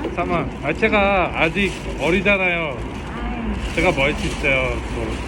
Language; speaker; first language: Korean; non-native, learner; Uzbek